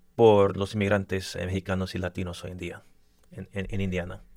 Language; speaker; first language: Spanish; early bilingual, other home language; English